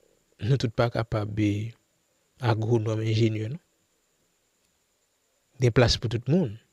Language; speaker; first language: French; non-native, local second language; Haitian Creole